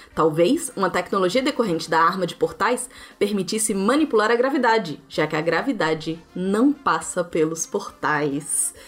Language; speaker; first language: Portuguese; native; Portuguese